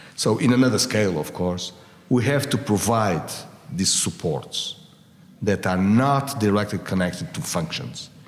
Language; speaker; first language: English; non-native, fluent; Portuguese